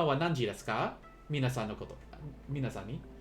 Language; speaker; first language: Japanese; non-native, learner; English